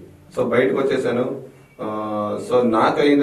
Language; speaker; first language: Telugu; non-native, fluent; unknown